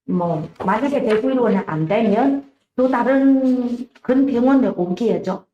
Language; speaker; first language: Korean; non-native, learner; Vietnamese